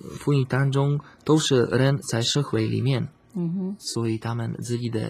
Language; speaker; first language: Chinese; non-native, learner; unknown